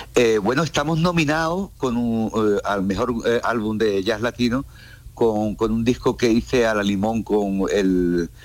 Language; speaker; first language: Spanish; native; Spanish